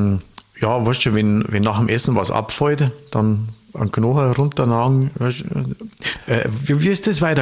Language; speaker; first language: German; native; German